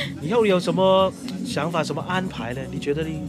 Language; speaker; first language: Chinese; early bilingual, heritage; Chinese